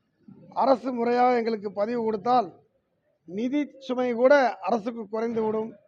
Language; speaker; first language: Tamil; native; Tamil